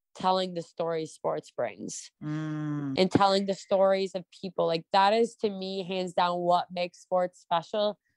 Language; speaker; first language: English; native; English